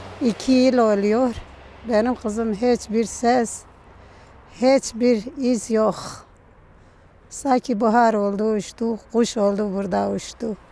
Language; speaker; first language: Turkish; non-native, local second language; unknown